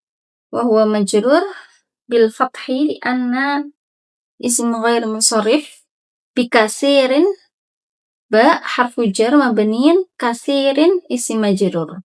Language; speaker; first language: Arabic; non-native, learner; Indonesian